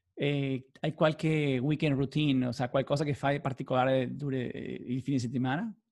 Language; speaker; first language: Italian; non-native, fluent; Spanish